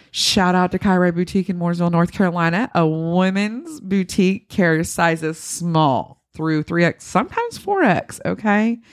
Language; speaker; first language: English; native; English